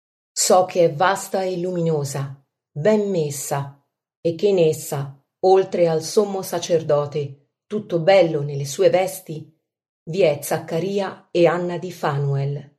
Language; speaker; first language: Italian; native; Italian